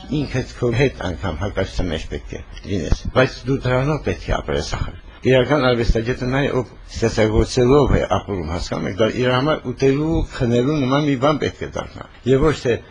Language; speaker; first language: Armenian; native; Armenian